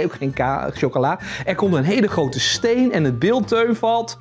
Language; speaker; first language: Dutch; native; Dutch